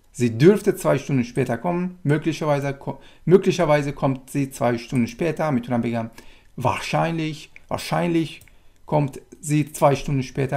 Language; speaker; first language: German; non-native, fluent; Persian